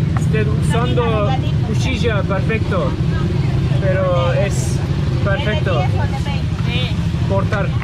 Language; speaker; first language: Spanish; non-native, learner; Turkish